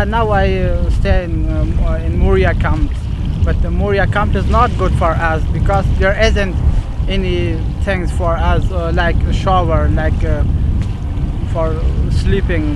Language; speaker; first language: English; non-native, learner; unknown